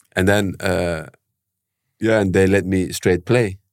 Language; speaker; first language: English; early bilingual, heritage; German